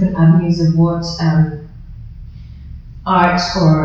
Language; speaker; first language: English; native; English